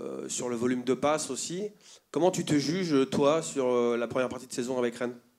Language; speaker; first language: French; native; French